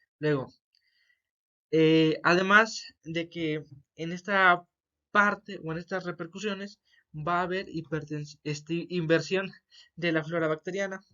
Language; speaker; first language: Spanish; native; Spanish